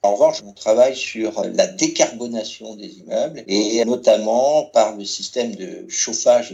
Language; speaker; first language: French; native; French